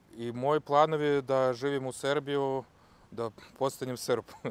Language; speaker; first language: Serbian; non-native, learner; Russian